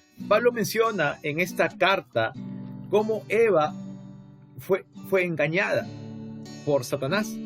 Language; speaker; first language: Spanish; native; Spanish